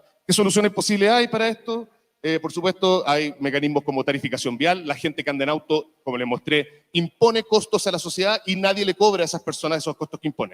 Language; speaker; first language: Spanish; native; Spanish